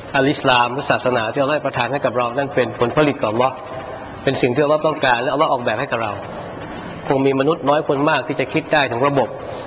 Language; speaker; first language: Thai; non-native, local second language; Pattani Malay